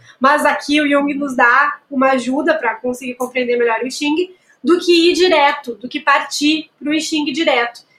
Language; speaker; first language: Portuguese; native; Portuguese